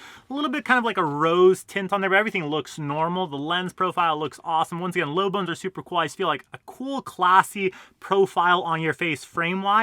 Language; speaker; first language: English; native; English